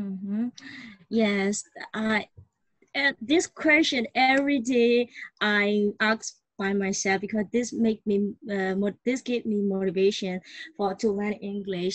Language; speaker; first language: English; non-native, learner; Burmese